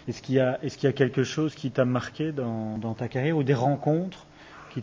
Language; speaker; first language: French; native; French